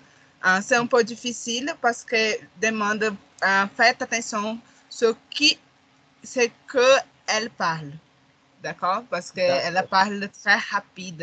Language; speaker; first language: French; non-native, learner; Portuguese